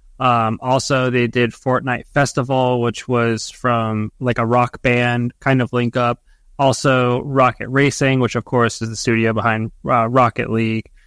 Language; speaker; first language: English; native; English